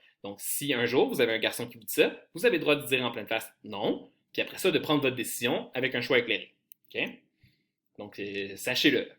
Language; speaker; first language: French; native; French